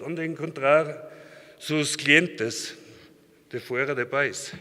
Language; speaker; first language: Spanish; non-native, learner; German